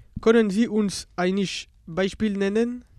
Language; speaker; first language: German; non-native, learner; French